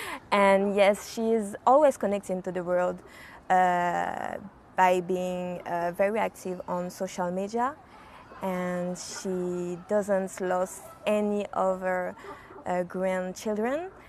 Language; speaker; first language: English; non-native, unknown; French